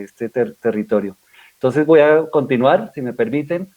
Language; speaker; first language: Spanish; native; Spanish